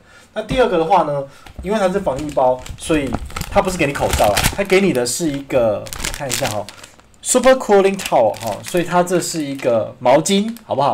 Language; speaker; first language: Chinese; native; Chinese